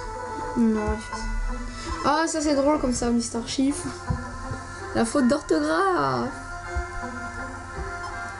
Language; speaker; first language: French; native; French